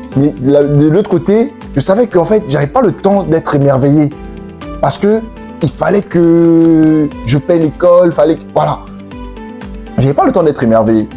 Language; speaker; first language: French; native; French